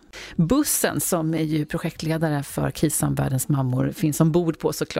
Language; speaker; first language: Swedish; native; Swedish